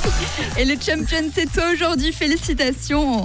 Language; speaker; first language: French; native; French